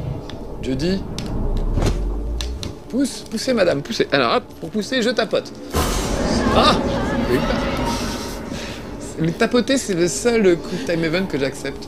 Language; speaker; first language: French; native; French